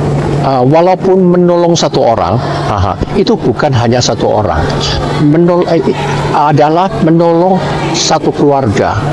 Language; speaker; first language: Indonesian; non-native, learner; Cantonese